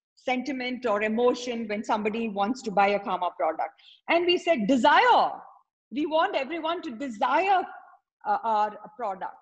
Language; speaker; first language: English; non-native, local second language; Tamil